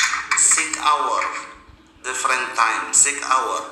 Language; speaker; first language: English; non-native, learner; Indonesian